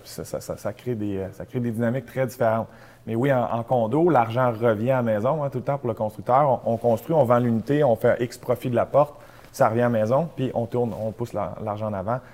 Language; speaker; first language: French; native; French